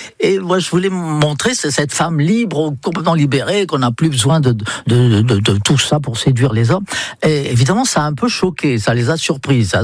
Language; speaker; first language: French; non-native, fluent; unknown